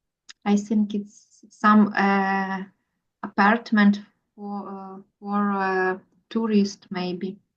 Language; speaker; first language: English; non-native, learner; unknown